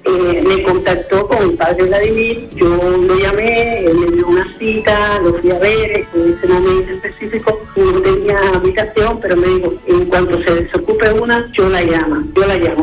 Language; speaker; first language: Spanish; native; Spanish